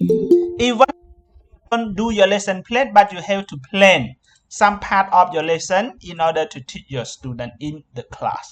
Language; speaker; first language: English; non-native, learner; Khmer